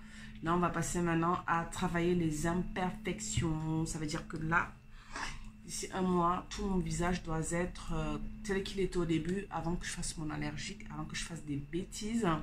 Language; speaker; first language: French; native; French